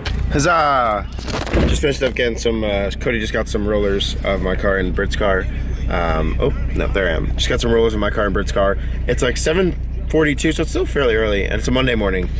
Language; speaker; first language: English; native; English